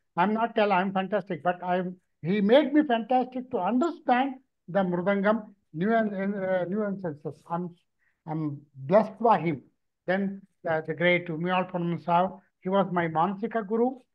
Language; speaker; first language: English; non-native, local second language; Tamil